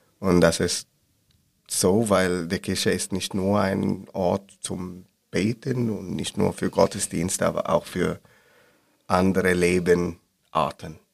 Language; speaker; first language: German; non-native, learner; Arabic